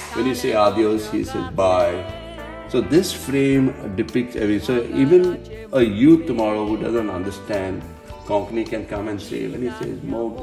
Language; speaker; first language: English; non-native, local second language; Konkani